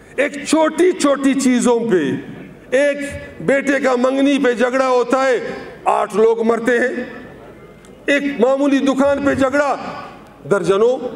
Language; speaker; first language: Urdu; non-native, local second language; Baluchi